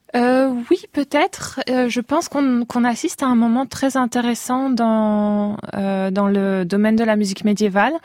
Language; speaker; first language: French; native; French